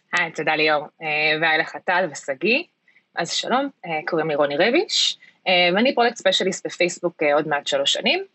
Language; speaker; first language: Hebrew; early bilingual, heritage; Hebrew